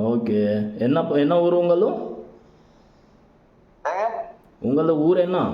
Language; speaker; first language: Tamil; non-native, learner; Kannada